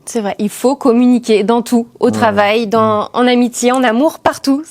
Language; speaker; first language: French; native; French